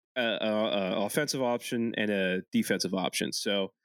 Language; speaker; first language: English; early bilingual, other home language; Italian